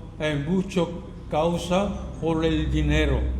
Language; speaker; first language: Spanish; non-native, fluent; Korean